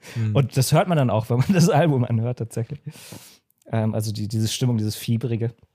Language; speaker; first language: German; native; German